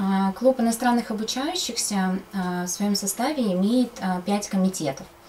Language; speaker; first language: Russian; native; Russian